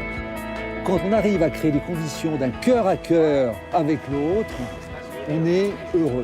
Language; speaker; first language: French; native; French